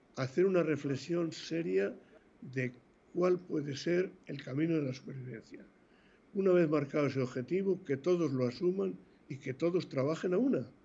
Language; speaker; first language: Spanish; native; Spanish